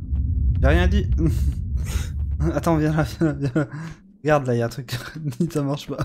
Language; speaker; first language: French; native; French